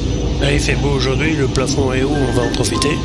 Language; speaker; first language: French; native; French